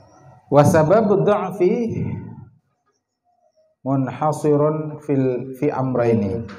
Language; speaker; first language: Arabic; non-native, fluent; Indonesian